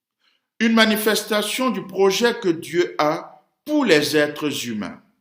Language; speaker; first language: French; native; French